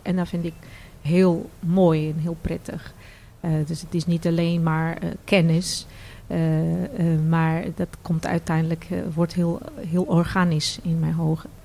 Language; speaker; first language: Dutch; non-native, fluent; Portuguese